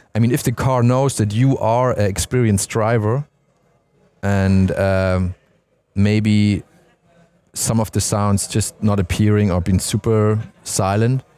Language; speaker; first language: English; non-native, fluent; German